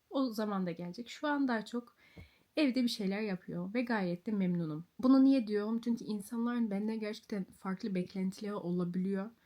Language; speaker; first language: Turkish; early bilingual, heritage; Turkish